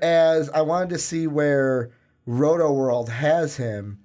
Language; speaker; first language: English; native; English